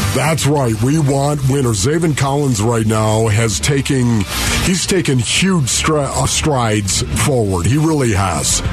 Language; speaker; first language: English; native; English